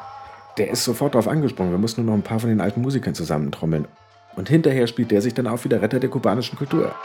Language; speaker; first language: German; native; German